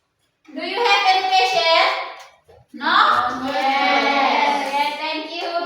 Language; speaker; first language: English; non-native, learner; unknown